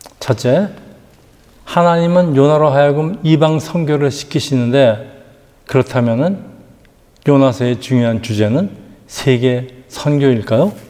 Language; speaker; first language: Korean; native; Korean